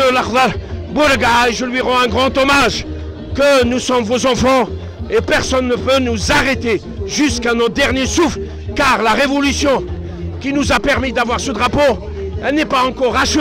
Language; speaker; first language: French; non-native, local second language; Arabic